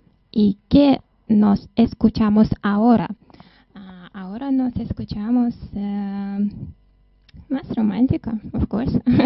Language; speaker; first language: Spanish; non-native, learner; Russian